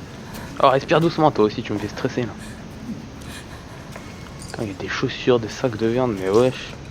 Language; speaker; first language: French; native; French